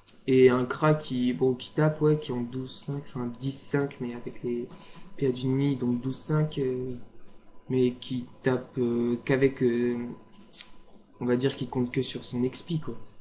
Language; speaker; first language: French; native; French